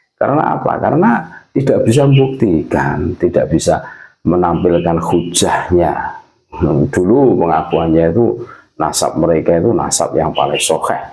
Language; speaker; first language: Indonesian; native; Indonesian